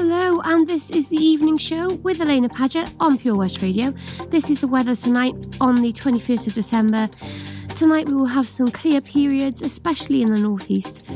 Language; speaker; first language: English; native; English